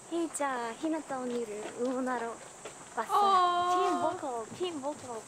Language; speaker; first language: Korean; non-native, fluent; Japanese